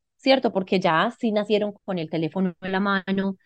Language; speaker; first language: Spanish; native; Spanish